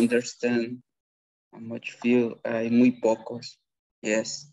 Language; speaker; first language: English; non-native, learner; Spanish